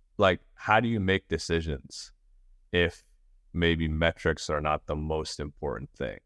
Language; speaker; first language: English; native; English